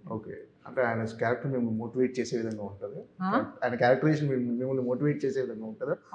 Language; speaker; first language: Telugu; native; Telugu